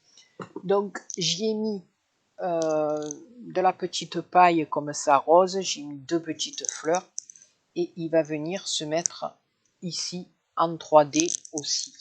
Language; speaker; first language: French; native; French